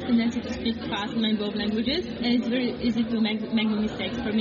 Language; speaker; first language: English; non-native, fluent; Polish